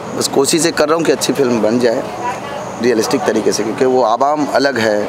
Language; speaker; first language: Hindi; native; Hindi